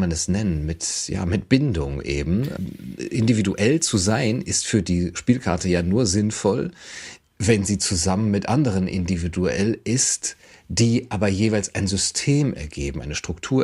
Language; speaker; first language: German; native; German